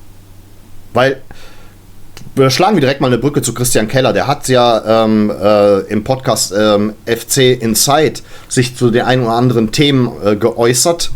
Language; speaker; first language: German; native; German